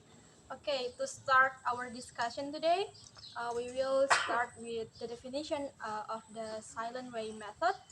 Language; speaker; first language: English; non-native, learner; Indonesian